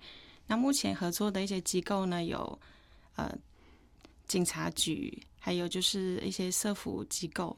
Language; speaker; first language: Chinese; non-native, fluent; Thai